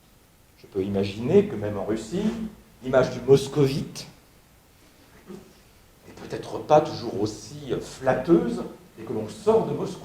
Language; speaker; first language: French; native; French